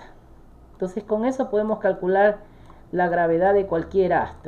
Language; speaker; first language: Spanish; native; Spanish